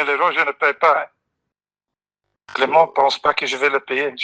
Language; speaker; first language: French; non-native, learner; Dutch